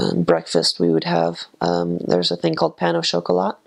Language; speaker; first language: English; native; English